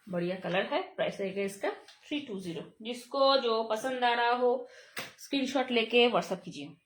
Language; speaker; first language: Hindi; non-native, local second language; Bangla